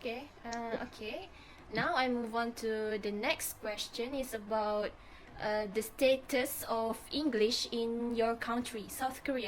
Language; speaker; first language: English; non-native, fluent; Malay